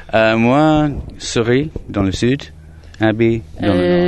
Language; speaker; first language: French; non-native, fluent; English